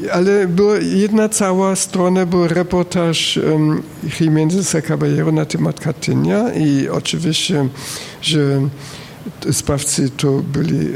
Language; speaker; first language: Polish; non-native, fluent; German